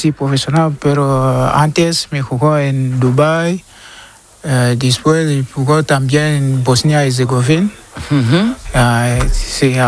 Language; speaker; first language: Spanish; non-native, learner; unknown